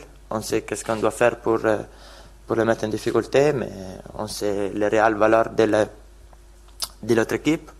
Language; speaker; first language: French; non-native, fluent; Italian